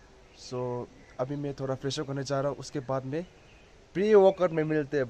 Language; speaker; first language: Hindi; non-native, local second language; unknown